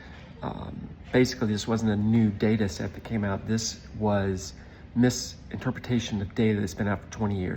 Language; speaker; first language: English; native; English